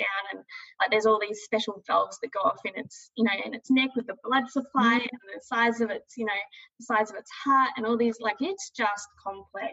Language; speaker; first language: English; native; English